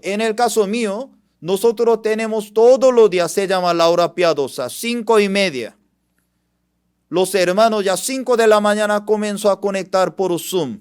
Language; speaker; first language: Spanish; non-native, fluent; Korean